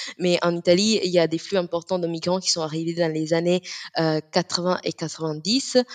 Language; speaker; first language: French; non-native, fluent; Italian